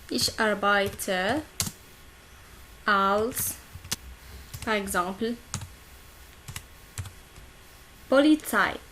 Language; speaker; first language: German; non-native, learner; Arabic